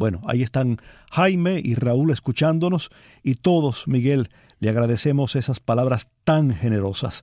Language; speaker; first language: Spanish; native; Spanish